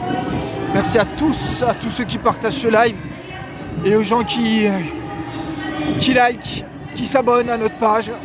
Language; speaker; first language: French; native; French